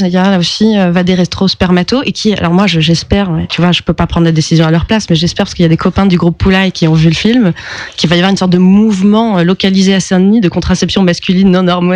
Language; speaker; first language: French; native; French